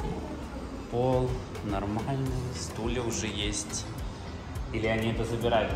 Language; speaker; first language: Russian; native; Russian